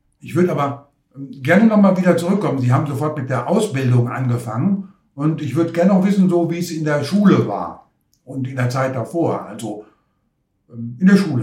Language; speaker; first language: German; native; German